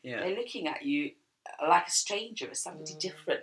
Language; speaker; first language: English; native; English